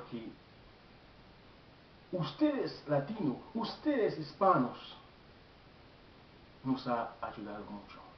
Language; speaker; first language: Spanish; non-native, learner; Haitian Creole